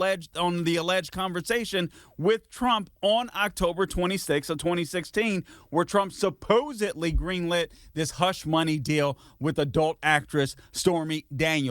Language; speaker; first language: English; native; English